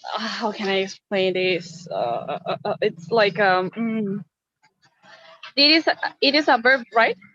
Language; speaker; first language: English; non-native, fluent; Spanish